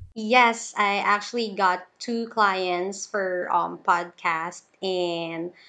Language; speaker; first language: English; non-native, local second language; Cebuano